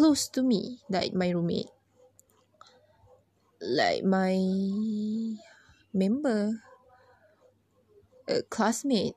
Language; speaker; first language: English; non-native, learner; Malay